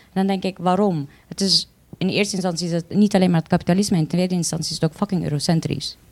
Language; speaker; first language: Dutch; early bilingual, other home language; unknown